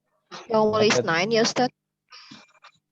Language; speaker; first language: Arabic; non-native, learner; Indonesian